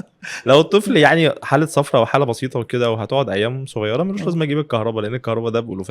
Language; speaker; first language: Arabic; native; Arabic